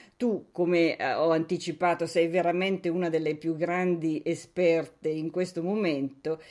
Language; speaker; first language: Italian; native; Italian